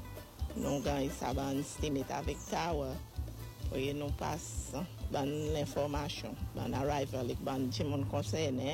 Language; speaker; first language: French; non-native, local second language; Seselwa Creole French